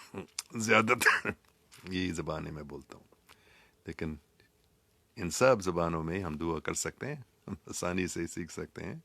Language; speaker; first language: Hindi; non-native, local second language; English